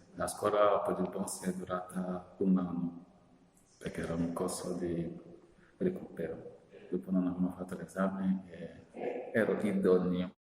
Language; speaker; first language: Italian; non-native, fluent; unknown